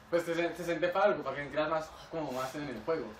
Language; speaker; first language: Spanish; native; Spanish